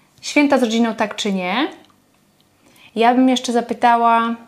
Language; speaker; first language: Polish; native; Polish